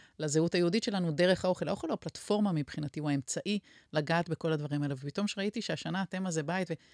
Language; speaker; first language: Hebrew; native; Hebrew